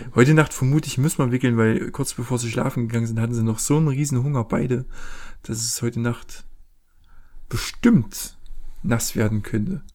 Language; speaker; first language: German; native; German